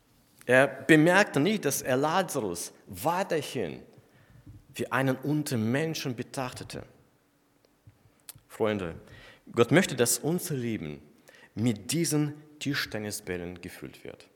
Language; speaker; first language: German; non-native, fluent; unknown